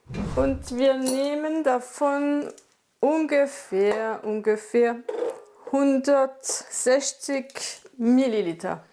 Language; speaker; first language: German; non-native, fluent; French